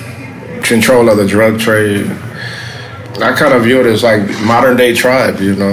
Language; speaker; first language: English; native; English